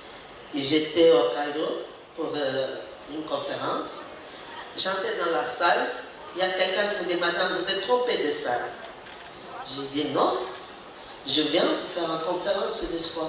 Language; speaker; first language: French; non-native, learner; Portuguese